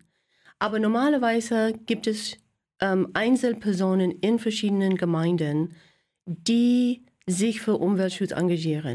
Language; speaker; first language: German; non-native, fluent; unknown